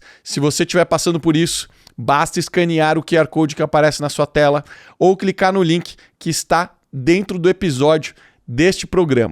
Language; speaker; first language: Portuguese; native; Portuguese